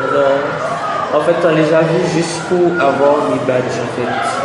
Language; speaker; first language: French; native; French